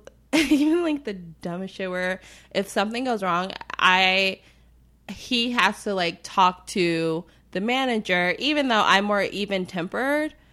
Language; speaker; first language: English; native; English